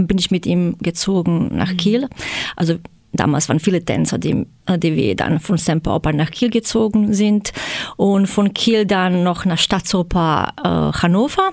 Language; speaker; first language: German; non-native, fluent; Croatian